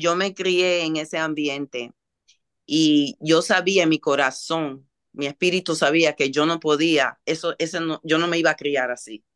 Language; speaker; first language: Spanish; early bilingual, heritage; Spanish